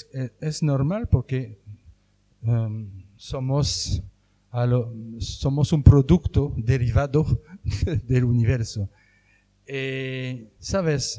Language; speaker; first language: Spanish; non-native, fluent; French